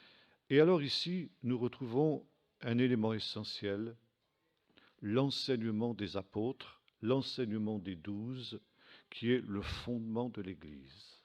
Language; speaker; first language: French; native; French